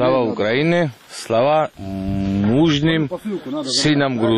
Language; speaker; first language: Ukrainian; non-native, learner; Georgian